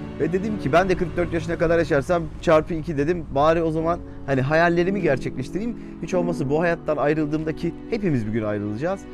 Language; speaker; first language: Turkish; early bilingual, heritage; Turkish